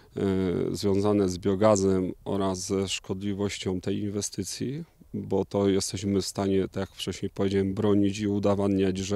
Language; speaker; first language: Polish; native; Polish